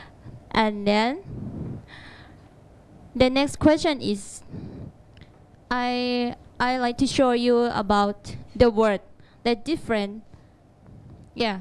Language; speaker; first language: English; non-native, learner; Thai